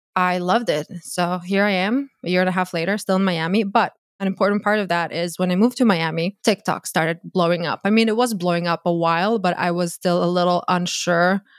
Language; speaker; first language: English; non-native, fluent; Croatian